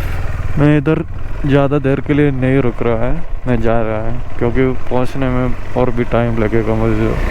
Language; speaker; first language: Hindi; non-native, local second language; Malayalam